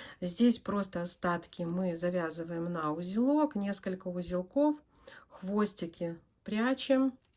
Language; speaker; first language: Russian; native; Russian